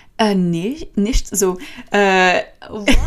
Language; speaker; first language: German; non-native, learner; French